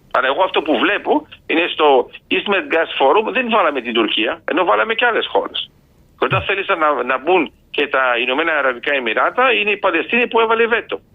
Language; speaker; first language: Greek; early bilingual, heritage; Greek